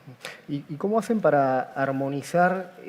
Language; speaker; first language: Spanish; native; Spanish